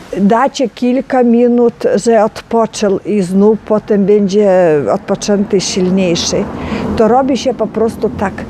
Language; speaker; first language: Polish; non-native, learner; Ukrainian